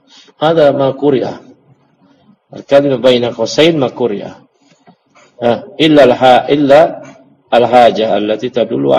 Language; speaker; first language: Arabic; non-native, fluent; Indonesian